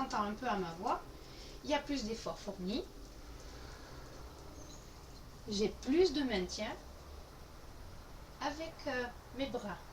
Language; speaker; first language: French; native; French